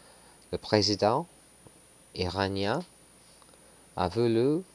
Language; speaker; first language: French; non-native, learner; English